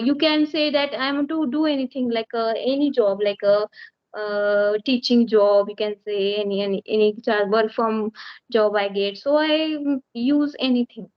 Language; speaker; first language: English; non-native, learner; Marathi